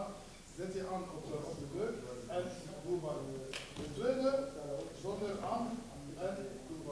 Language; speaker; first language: Dutch; non-native, learner; Lingala